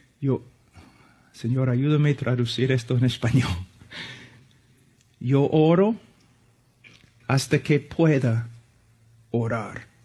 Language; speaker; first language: Spanish; non-native, fluent; English